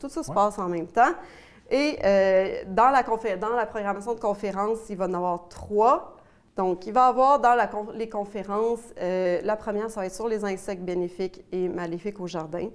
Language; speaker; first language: French; native; French